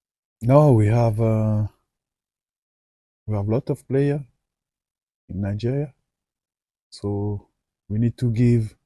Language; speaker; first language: English; non-native, learner; French